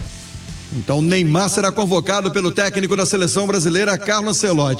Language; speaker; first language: Portuguese; native; Portuguese